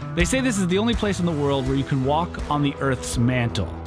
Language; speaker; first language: English; native; English